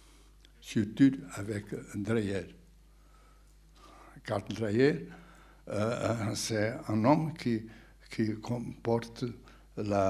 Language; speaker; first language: French; non-native, fluent; Portuguese